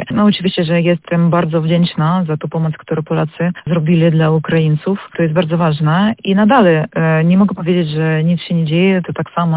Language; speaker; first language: Polish; non-native, fluent; Ukrainian